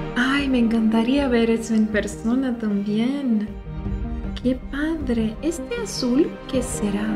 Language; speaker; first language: Spanish; non-native, fluent; Portuguese